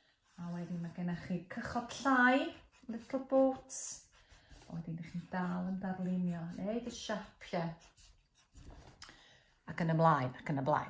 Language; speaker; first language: Welsh; native; Welsh